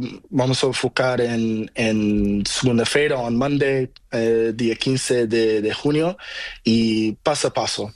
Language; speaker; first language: Spanish; non-native, learner; Portuguese